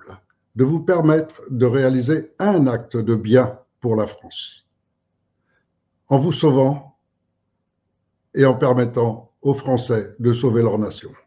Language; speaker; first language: French; native; French